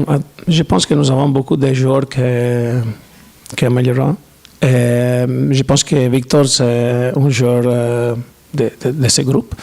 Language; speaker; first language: French; non-native, learner; Italian